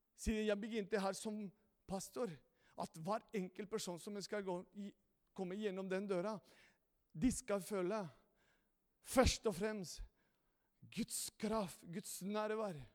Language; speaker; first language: Norwegian; non-native, fluent; Spanish